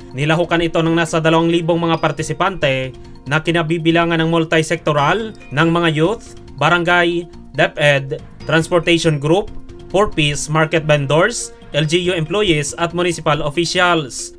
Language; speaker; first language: Filipino; non-native, local second language; Aklanon